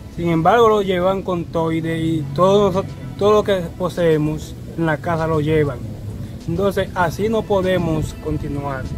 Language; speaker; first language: Spanish; non-native, learner; Haitian Creole